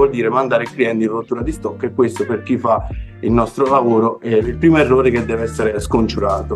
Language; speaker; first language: Italian; native; Italian